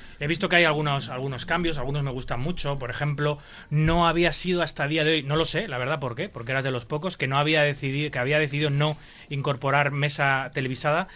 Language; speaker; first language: Spanish; native; Spanish